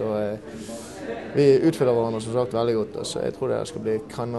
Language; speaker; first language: Norwegian; native; Norwegian